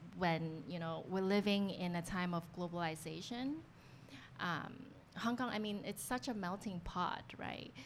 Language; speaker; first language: English; native; English